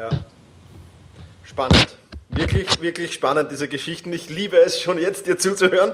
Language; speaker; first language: German; native; German